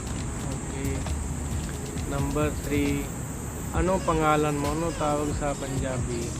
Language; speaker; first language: Filipino; non-native, learner; Punjabi